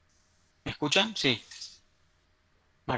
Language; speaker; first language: Spanish; native; Spanish